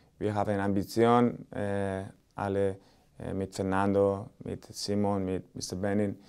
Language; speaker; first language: German; non-native, learner; Spanish